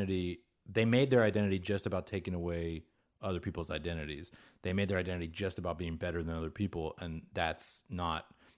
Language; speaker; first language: English; early bilingual, other home language; Hebrew